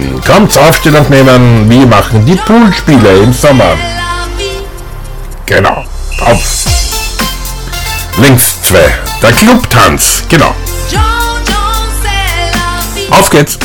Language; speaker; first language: German; native; German